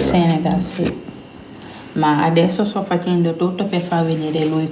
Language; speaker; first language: Italian; non-native, learner; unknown